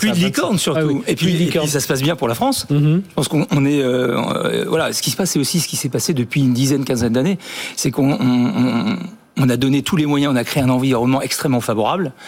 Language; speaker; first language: French; native; French